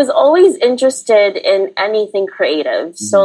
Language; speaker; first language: English; early bilingual, other home language; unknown